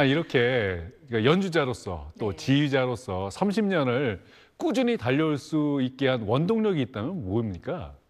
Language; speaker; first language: Korean; native; Korean